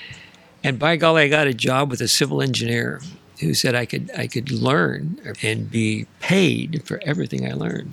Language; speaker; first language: English; native; English